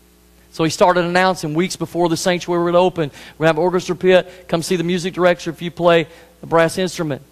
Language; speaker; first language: English; native; English